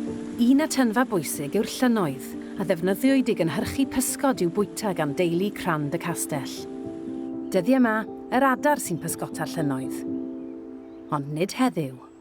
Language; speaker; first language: Welsh; native; Welsh